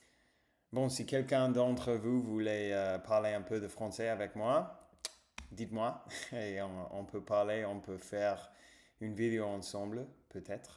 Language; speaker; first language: French; non-native, fluent; English